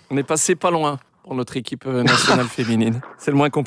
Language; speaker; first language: French; native; French